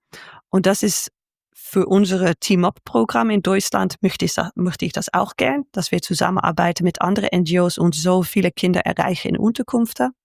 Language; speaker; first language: German; non-native, fluent; Dutch